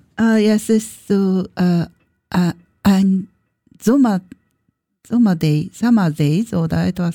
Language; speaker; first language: German; non-native, learner; Japanese